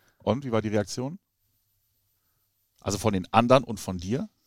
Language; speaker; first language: German; native; German